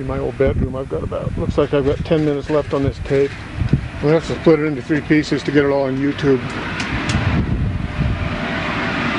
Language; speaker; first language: English; native; English